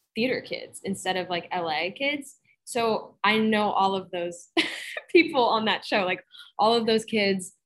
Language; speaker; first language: English; native; English